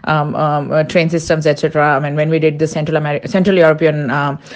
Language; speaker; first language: English; non-native, local second language; Tulu